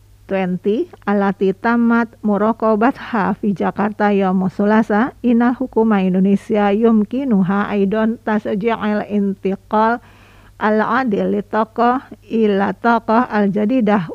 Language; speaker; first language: Arabic; non-native, fluent; Indonesian